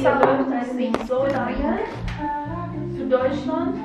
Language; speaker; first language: German; non-native, learner; Ukrainian